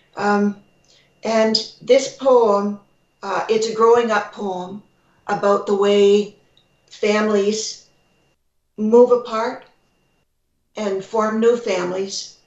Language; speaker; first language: English; native; English